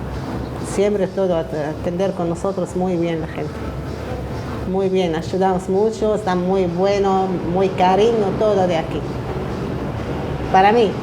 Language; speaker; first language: Spanish; non-native, learner; Arabic